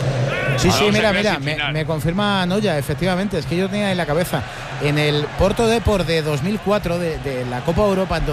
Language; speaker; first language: Spanish; native; Spanish